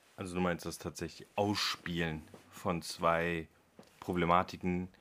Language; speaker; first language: German; native; German